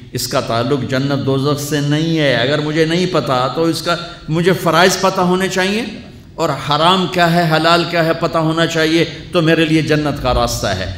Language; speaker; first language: Urdu; non-native, local second language; Punjabi